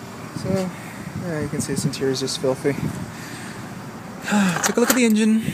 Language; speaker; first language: English; native; English